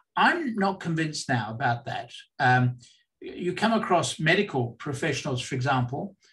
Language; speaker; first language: English; native; English